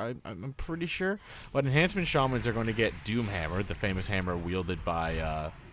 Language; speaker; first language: English; native; English